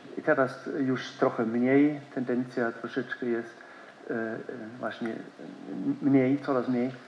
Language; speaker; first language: Polish; non-native, learner; German